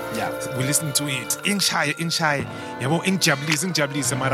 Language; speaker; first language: English; non-native, local second language; Swati